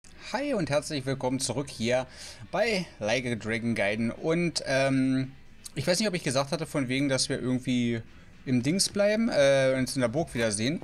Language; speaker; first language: German; native; German